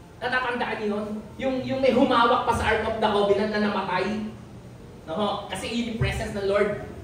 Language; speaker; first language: Filipino; native; Filipino